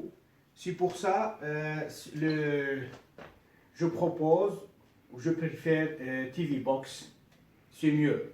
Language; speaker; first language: French; non-native, local second language; Arabic